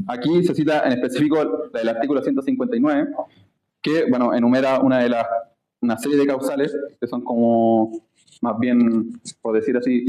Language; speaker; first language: Spanish; native; Spanish